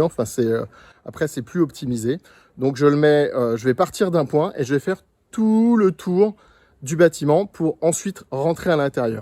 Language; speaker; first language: French; native; French